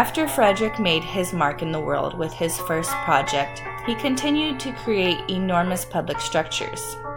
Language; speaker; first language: English; native; English